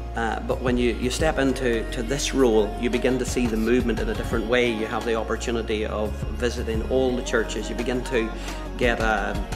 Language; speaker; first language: English; native; English